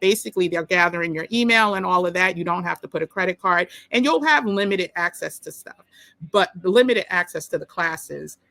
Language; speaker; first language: English; native; English